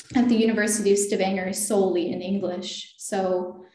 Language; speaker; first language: English; native; English